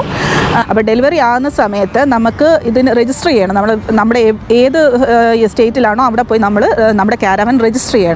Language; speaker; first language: Malayalam; native; Malayalam